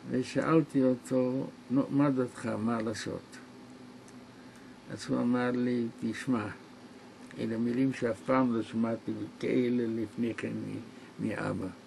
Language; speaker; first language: Hebrew; non-native, local second language; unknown